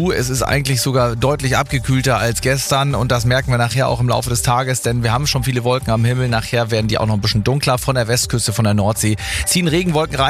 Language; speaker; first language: German; native; German